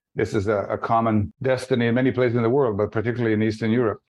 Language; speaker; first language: English; non-native, fluent; Bosnian